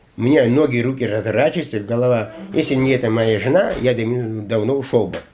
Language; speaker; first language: Russian; non-native, local second language; Abkhazian